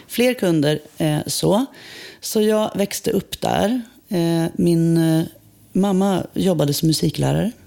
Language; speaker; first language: Swedish; native; Swedish